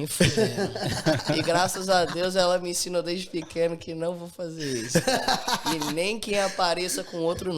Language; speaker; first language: Portuguese; native; Portuguese